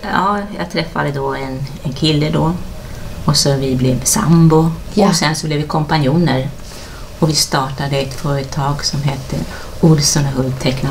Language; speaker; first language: Swedish; native; Swedish